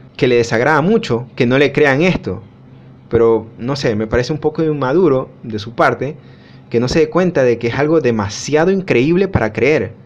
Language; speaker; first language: Spanish; native; Spanish